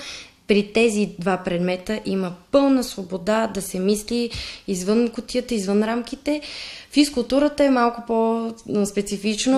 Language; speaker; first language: Bulgarian; native; Bulgarian